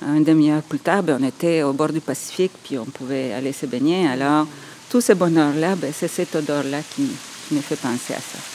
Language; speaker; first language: French; non-native, fluent; Spanish